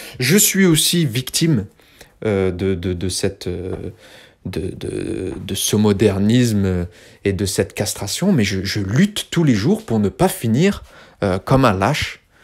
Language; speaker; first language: French; early bilingual, other home language; Kabyle